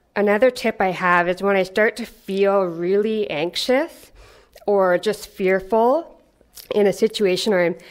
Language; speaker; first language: English; native; English